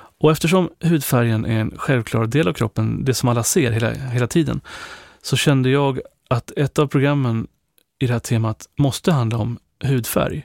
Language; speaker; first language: Swedish; native; Swedish